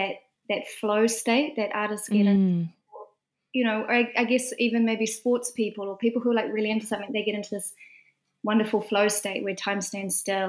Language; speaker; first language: English; native; English